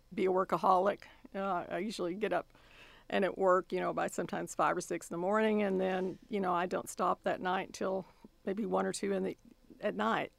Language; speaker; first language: English; native; English